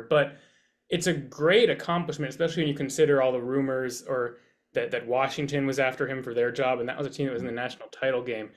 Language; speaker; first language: English; native; English